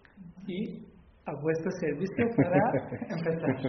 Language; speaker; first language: Spanish; non-native, learner; Persian